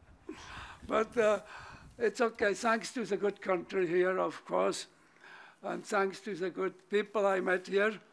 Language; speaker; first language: English; non-native, fluent; German